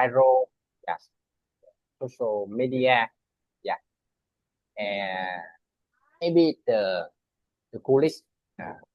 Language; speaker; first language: English; non-native, learner; Vietnamese